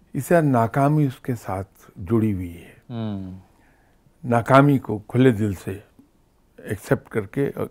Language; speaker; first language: Urdu; non-native, local second language; Punjabi